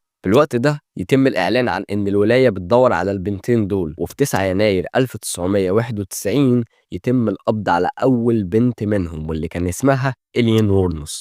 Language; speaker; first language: Arabic; native; Arabic